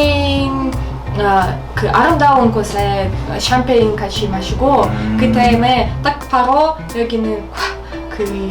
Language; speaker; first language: Korean; non-native, learner; Russian